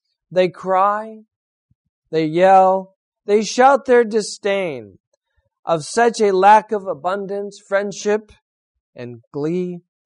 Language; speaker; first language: English; native; English